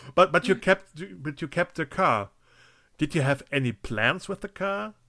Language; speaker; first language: English; non-native, fluent; German